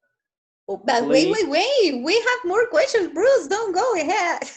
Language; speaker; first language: English; non-native, fluent; Spanish